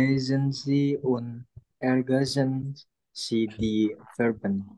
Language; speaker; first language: German; non-native, learner; Indonesian